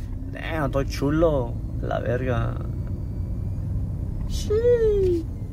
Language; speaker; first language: Spanish; early bilingual, heritage; Spanish